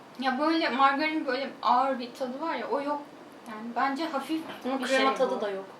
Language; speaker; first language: Turkish; native; Turkish